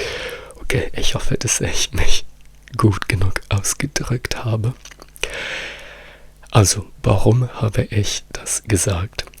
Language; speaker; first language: German; non-native, fluent; Italian